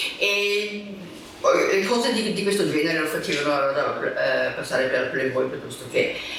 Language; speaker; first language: Italian; non-native, fluent; German